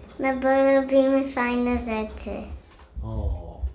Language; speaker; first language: Polish; early bilingual, heritage; Polish